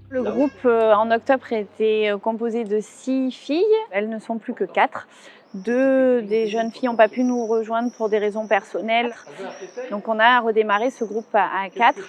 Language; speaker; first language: French; native; French